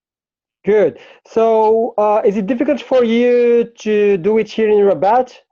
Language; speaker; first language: English; non-native, fluent; Arabic